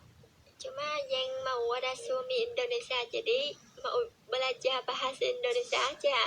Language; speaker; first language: Indonesian; non-native, learner; Vietnamese